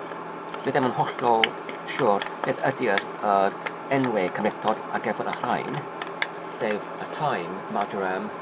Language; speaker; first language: Welsh; non-native, learner; Polish